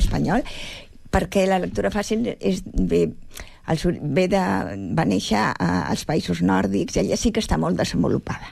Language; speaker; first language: Catalan; native; Catalan